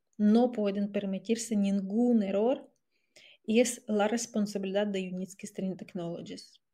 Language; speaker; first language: Spanish; non-native, fluent; Russian